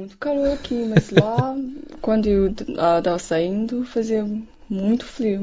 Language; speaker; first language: Portuguese; non-native, fluent; Chinese